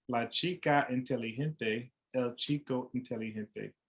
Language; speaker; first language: Spanish; non-native, learner; English